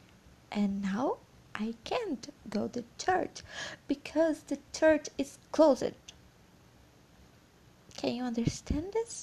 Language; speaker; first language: English; non-native, learner; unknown